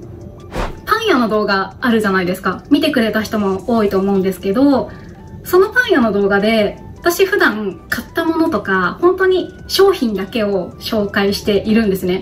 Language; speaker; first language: Japanese; native; Japanese